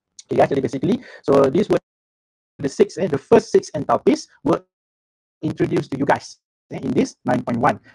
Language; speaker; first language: English; non-native, local second language; Malay